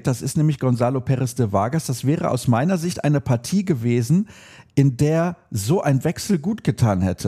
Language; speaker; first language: German; native; German